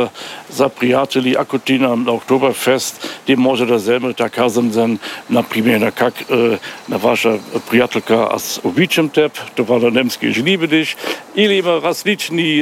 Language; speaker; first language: Bulgarian; non-native, learner; German